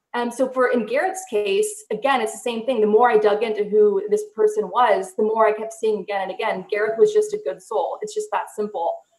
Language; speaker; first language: English; native; English